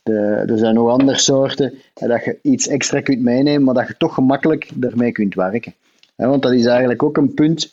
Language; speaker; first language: Dutch; native; Dutch